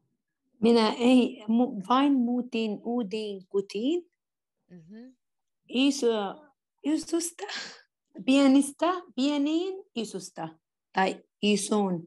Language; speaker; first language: Finnish; non-native, learner; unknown